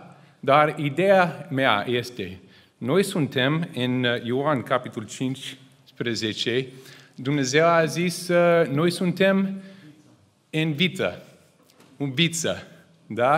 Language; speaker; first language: Romanian; non-native, learner; English